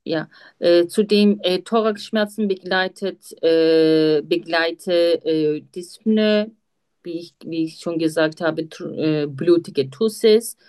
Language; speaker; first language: German; non-native, fluent; Turkish